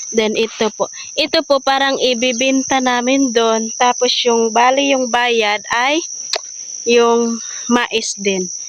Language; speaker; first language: Filipino; non-native, local second language; Cebuano